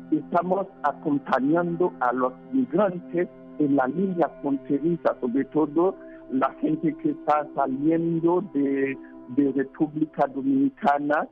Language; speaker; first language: Spanish; non-native, fluent; Haitian Creole